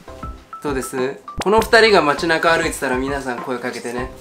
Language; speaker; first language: Japanese; native; Japanese